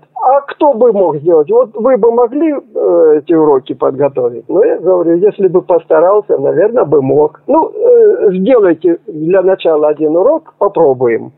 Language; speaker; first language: Russian; native; Russian